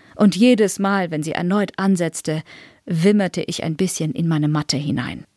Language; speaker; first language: German; native; German